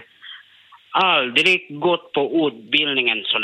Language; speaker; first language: Swedish; non-native, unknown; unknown